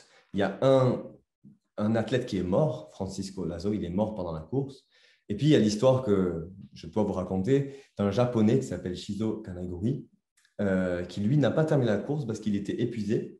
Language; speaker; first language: French; native; French